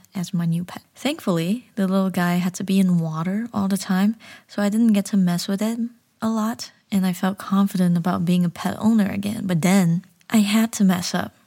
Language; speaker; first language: English; early bilingual, other home language; Chinese